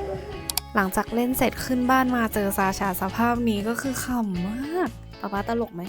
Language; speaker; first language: Thai; native; Thai